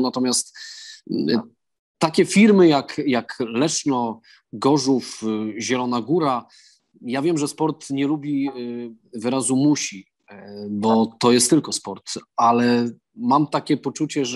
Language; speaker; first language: Polish; native; Polish